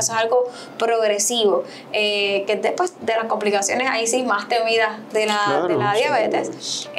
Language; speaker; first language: Spanish; native; Spanish